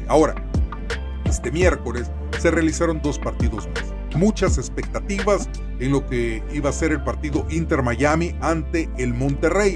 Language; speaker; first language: Spanish; native; Spanish